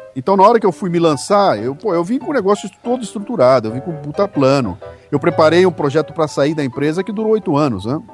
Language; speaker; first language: Portuguese; native; Portuguese